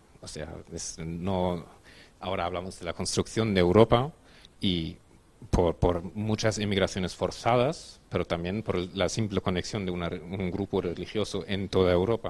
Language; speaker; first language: Spanish; non-native, fluent; German